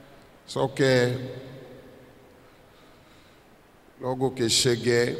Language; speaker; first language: Portuguese; non-native, fluent; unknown